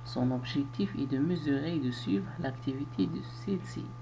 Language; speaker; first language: French; non-native, local second language; Arabic